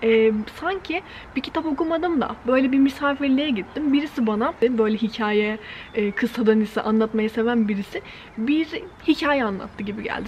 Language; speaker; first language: Turkish; native; Turkish